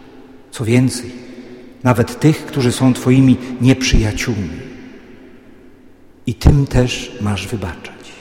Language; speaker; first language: Polish; native; Polish